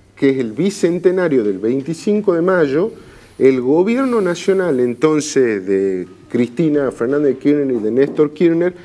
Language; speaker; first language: Spanish; native; Spanish